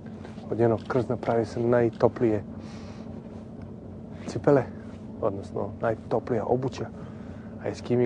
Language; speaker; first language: Serbian; native; Serbian